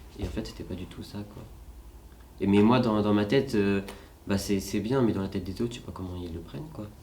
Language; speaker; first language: French; native; French